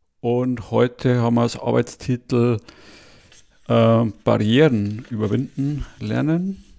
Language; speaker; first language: German; native; German